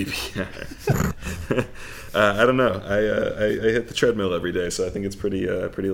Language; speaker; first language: English; native; English